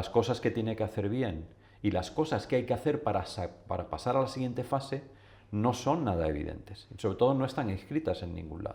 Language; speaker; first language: Spanish; native; Spanish